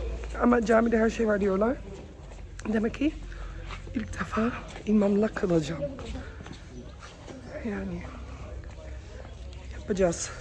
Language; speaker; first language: Turkish; early bilingual, heritage; Turkish